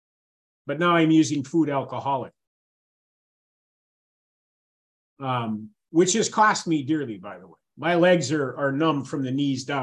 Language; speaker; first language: English; native; English